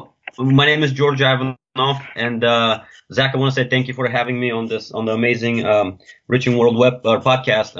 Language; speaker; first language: English; non-native, fluent; Bulgarian